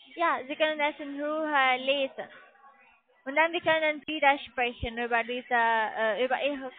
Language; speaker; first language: German; non-native, learner; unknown